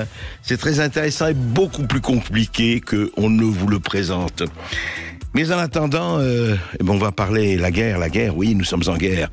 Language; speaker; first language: French; native; French